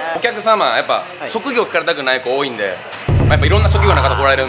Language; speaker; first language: Japanese; native; Japanese